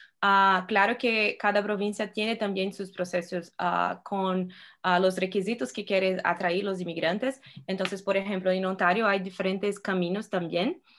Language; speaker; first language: Spanish; non-native, fluent; Portuguese